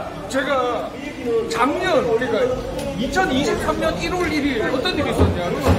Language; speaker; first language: Korean; native; Korean